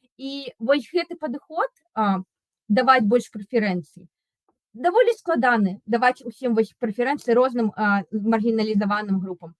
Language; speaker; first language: Belarusian; non-native, local second language; Russian